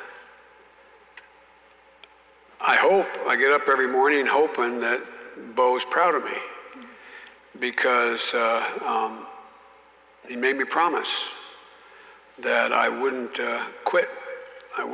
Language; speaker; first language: English; native; English